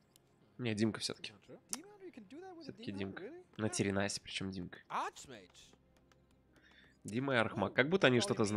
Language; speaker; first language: Russian; native; Russian